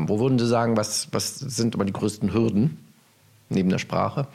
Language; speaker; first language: German; native; German